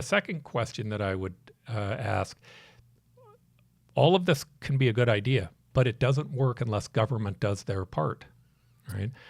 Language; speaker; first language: English; native; English